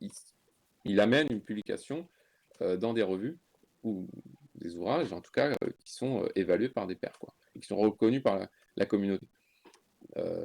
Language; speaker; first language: French; native; French